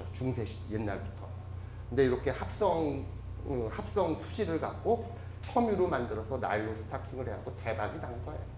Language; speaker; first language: Korean; native; Korean